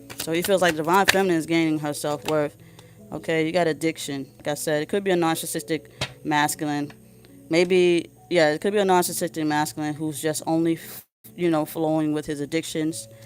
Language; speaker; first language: English; native; English